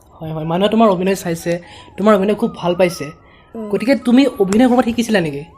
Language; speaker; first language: Assamese; native; Assamese